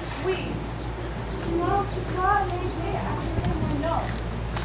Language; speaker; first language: French; non-native, learner; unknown